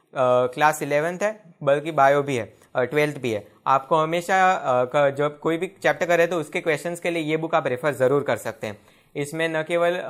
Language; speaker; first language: Hindi; non-native, local second language; Gujarati